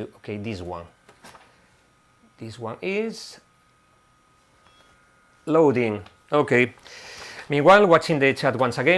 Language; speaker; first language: English; non-native, fluent; Spanish